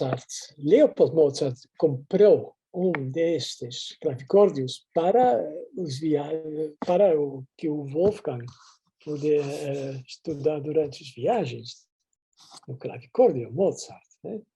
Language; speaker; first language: Portuguese; non-native, fluent; Dutch